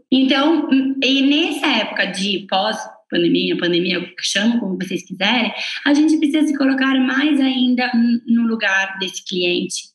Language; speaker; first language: Portuguese; non-native, fluent; Italian